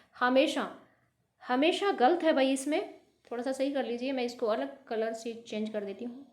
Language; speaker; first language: Hindi; native; Hindi